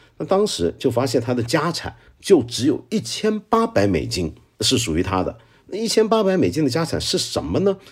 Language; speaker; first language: Chinese; non-native, local second language; Cantonese